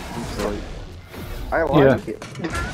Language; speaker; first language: English; native; English